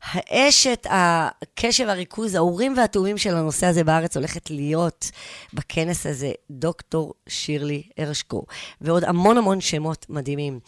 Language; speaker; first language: Hebrew; native; Hebrew